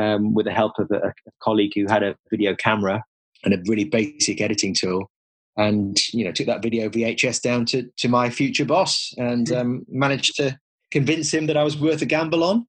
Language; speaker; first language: English; native; English